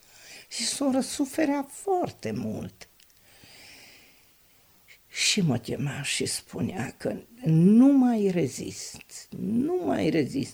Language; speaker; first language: Romanian; non-native, local second language; Hungarian